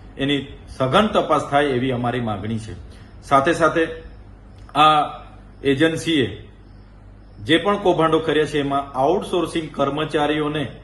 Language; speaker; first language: Gujarati; non-native, local second language; Vasavi